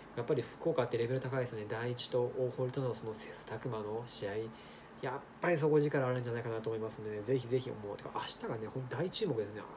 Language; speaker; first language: Japanese; native; Japanese